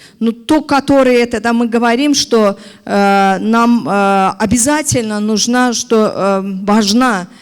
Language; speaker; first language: Russian; non-native, learner; Azerbaijani